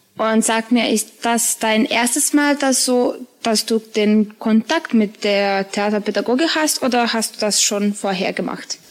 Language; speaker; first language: German; non-native, fluent; Serbian